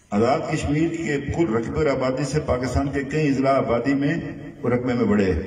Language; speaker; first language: Urdu; non-native, local second language; Pahari-Potwari